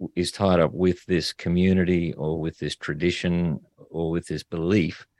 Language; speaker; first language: English; native; English